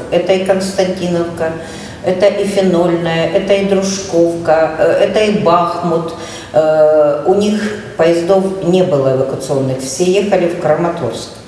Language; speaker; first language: Russian; native; Russian